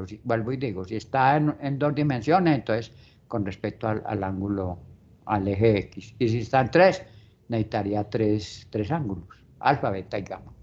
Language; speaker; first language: Spanish; native; Spanish